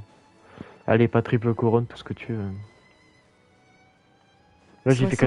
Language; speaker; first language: French; native; French